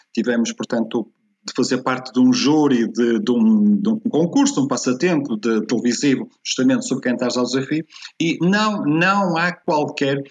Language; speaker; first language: Portuguese; native; Portuguese